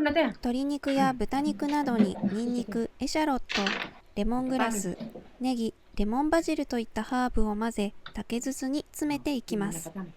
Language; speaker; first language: Japanese; native; Japanese